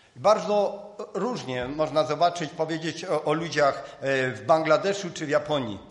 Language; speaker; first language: Polish; native; Polish